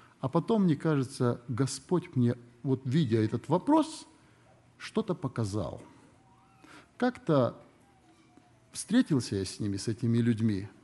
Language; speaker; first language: Russian; native; Russian